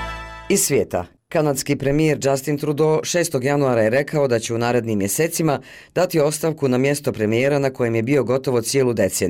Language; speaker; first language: Serbian; native; Serbian